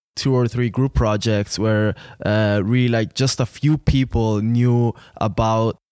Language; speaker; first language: English; non-native, fluent; Italian